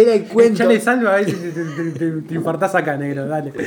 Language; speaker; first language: Spanish; native; Spanish